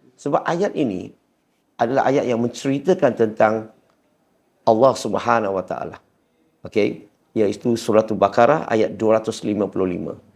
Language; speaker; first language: Malay; non-native, local second language; Chinese